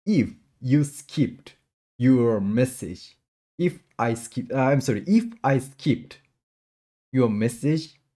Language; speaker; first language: English; non-native, learner; Japanese